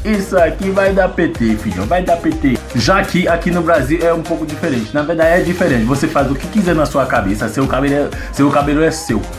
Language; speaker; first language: Portuguese; non-native, fluent; Haitian Creole